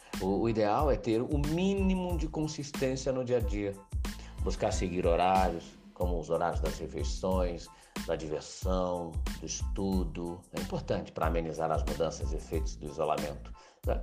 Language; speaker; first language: Portuguese; native; Portuguese